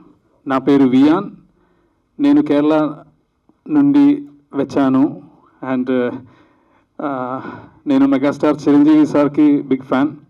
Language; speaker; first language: Telugu; non-native, learner; Malayalam